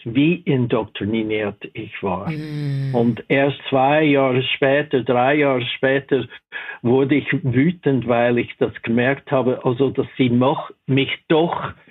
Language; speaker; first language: German; non-native, fluent; English